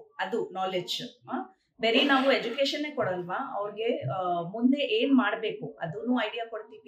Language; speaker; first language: Kannada; non-native, local second language; Urdu